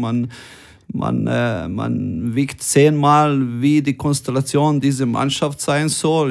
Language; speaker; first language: German; non-native, fluent; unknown